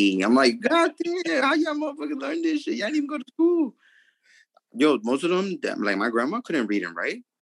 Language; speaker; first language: English; early bilingual, other home language; Spanish